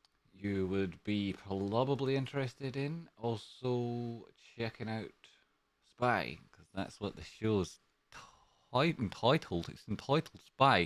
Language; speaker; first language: English; native; English